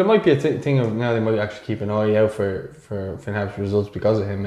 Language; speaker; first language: English; native; English